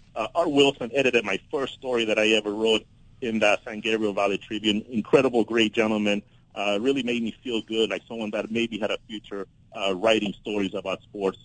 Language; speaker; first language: English; early bilingual, other home language; Spanish